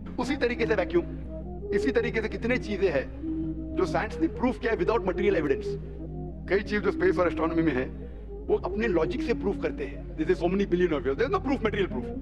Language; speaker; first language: Hindi; non-native, local second language; Konkani